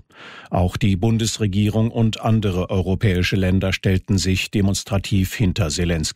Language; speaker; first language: German; native; German